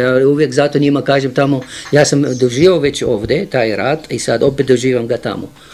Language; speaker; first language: Croatian; non-native, fluent; Arabic